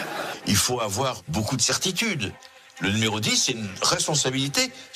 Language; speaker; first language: French; native; French